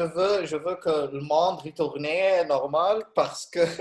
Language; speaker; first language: French; non-native, learner; Arabic